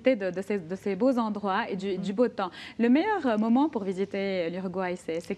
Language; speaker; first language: French; non-native, local second language; Arabic